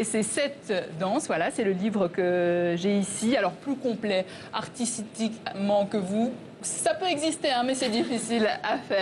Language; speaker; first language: French; native; French